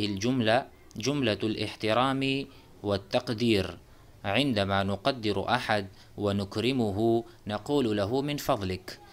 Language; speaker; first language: Arabic; non-native, fluent; Urdu